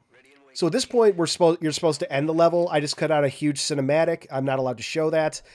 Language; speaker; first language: English; native; English